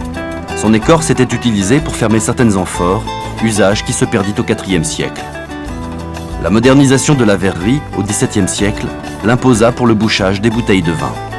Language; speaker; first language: French; native; French